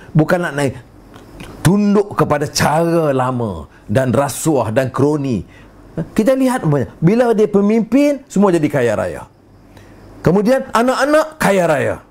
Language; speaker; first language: Malay; native; Malay